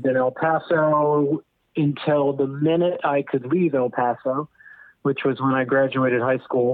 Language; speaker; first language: English; native; English